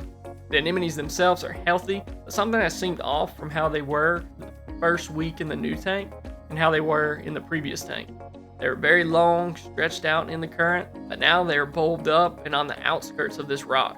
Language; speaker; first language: English; native; English